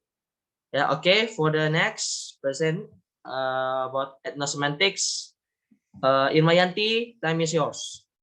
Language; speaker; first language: English; non-native, learner; Indonesian